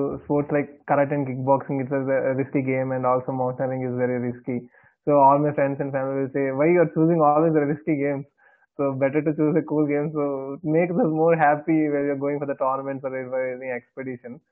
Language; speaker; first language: English; non-native, local second language; Telugu